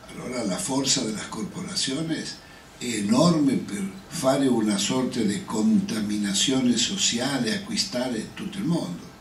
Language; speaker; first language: Italian; non-native, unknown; Spanish